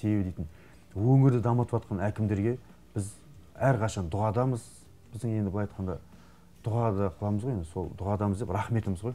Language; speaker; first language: Kazakh; native; Kazakh